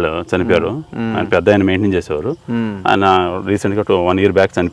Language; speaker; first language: Telugu; native; Telugu